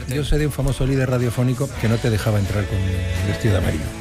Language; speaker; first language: Spanish; native; Spanish